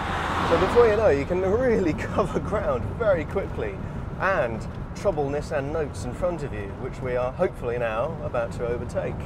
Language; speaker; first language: English; native; English